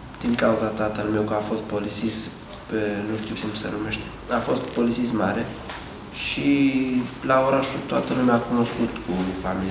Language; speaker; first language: Romanian; non-native, learner; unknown